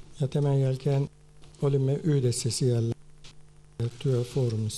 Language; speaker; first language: Finnish; non-native, fluent; Turkish